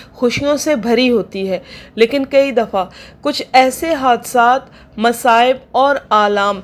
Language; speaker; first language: Urdu; native; Urdu